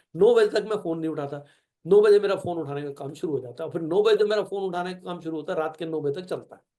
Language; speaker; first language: Hindi; native; Hindi